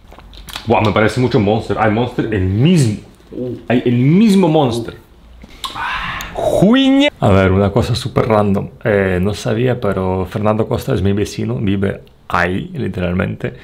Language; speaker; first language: Spanish; non-native, fluent; Russian